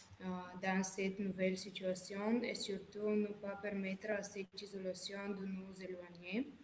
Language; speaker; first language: French; non-native, learner; Bulgarian